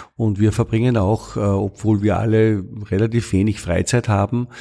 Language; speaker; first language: German; native; German